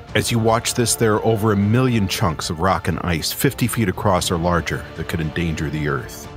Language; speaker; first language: English; native; English